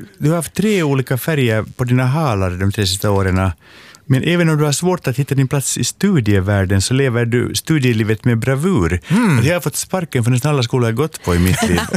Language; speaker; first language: Swedish; native; Swedish